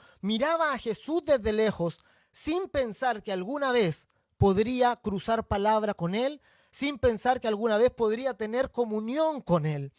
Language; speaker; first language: Spanish; native; Spanish